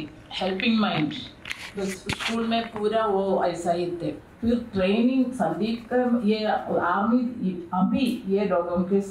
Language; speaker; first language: Hindi; non-native, local second language; Malayalam